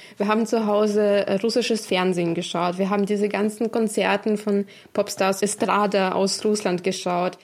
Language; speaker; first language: German; non-native, fluent; Ukrainian